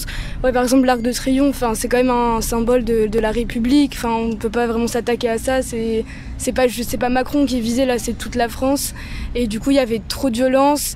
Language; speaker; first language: French; native; French